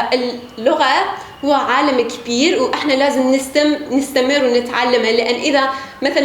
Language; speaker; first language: Arabic; non-native, fluent; Persian